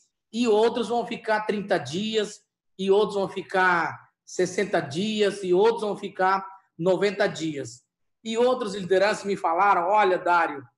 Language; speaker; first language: Portuguese; non-native, local second language; Yanomámi